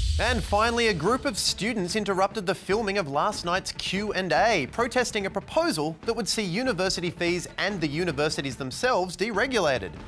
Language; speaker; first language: English; native; English